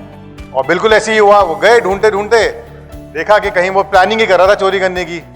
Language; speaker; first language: Hindi; native; Hindi